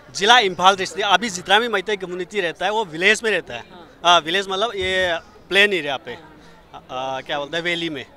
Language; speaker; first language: Hindi; non-native, local second language; Manipuri